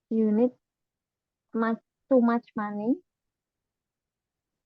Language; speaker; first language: English; non-native, learner; Indonesian